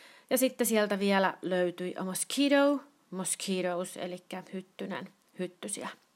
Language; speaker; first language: Finnish; native; Finnish